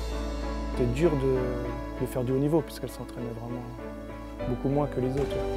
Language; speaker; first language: French; native; French